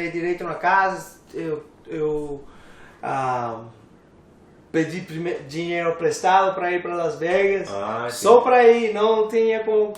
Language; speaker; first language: Portuguese; non-native, learner; English